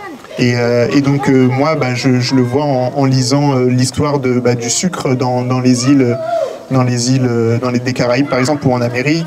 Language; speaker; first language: French; native; French